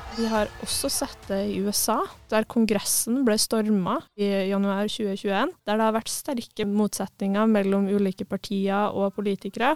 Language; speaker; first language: Norwegian; native; Norwegian